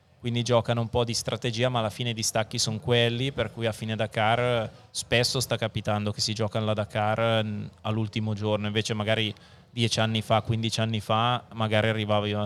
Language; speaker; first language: Italian; native; Italian